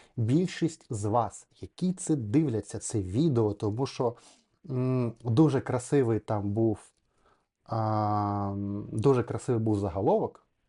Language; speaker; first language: Ukrainian; non-native, local second language; Russian